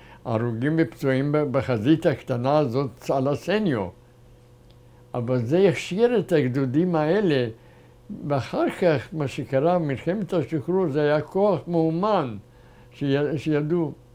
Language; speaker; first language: Hebrew; non-native, fluent; German